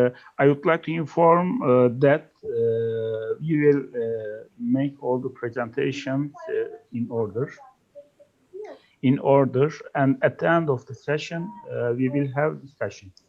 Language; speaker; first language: English; non-native, learner; Turkish